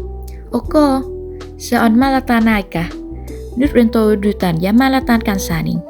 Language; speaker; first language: Finnish; non-native, learner; Vietnamese